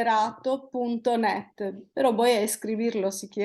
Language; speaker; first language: Spanish; non-native, fluent; Italian